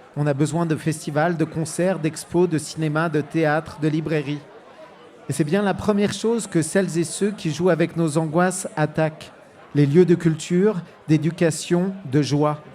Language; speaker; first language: French; native; French